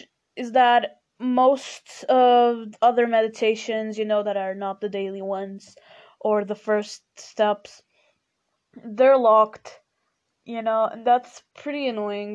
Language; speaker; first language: English; non-native, fluent; Portuguese